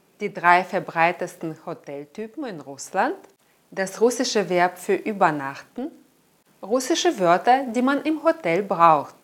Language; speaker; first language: German; non-native, fluent; Russian